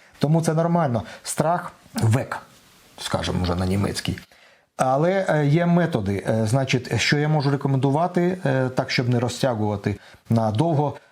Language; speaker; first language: Ukrainian; non-native, local second language; Russian